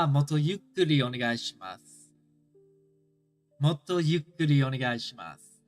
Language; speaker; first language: Japanese; non-native, learner; English